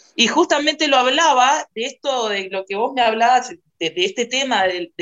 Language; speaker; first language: Spanish; native; Spanish